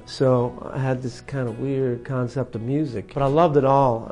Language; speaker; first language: English; native; English